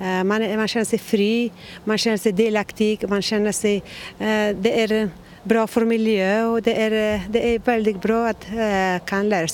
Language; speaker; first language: Swedish; non-native, learner; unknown